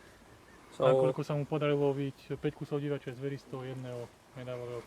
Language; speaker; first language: Slovak; native; Slovak